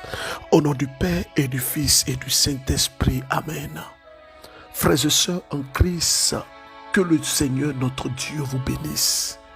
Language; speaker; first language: French; native; French